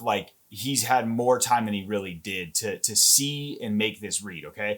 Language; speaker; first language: English; native; English